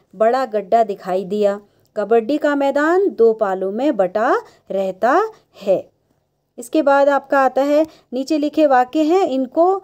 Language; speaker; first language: Hindi; native; Hindi